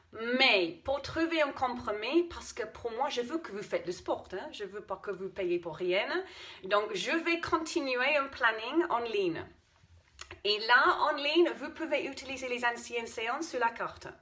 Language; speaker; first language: French; non-native, fluent; English